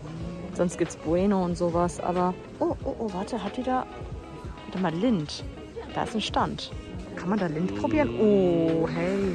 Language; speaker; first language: German; native; German